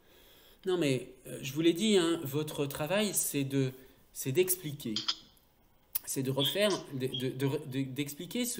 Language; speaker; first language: French; native; French